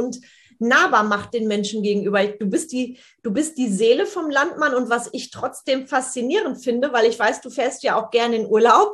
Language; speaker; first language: German; native; German